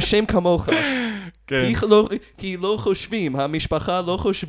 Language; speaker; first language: Hebrew; non-native, fluent; English